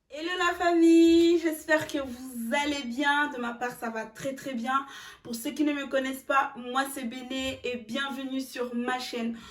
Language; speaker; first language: French; early bilingual, other home language; Lingala